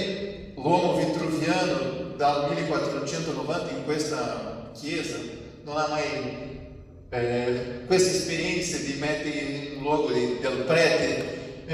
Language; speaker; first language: Italian; non-native, fluent; Portuguese